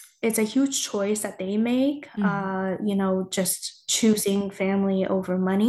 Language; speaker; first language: English; non-native, fluent; Chinese